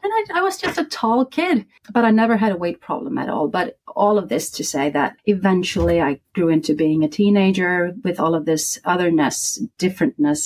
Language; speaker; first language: English; non-native, fluent; Icelandic